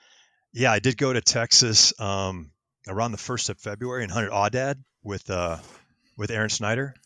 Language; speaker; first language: English; native; English